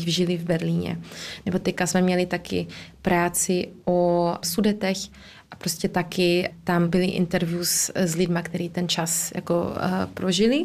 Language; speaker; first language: Czech; early bilingual, heritage; Czech